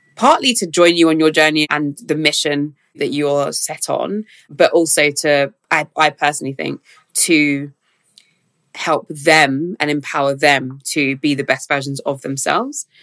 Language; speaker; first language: English; native; English